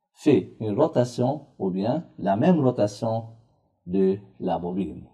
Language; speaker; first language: French; non-native, local second language; Arabic